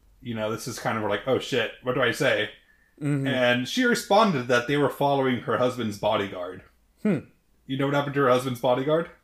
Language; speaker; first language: English; native; English